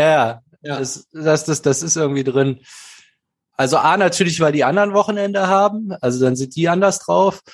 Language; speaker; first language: German; native; German